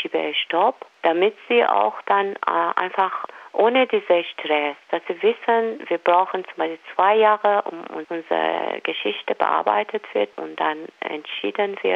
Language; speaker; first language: German; non-native, fluent; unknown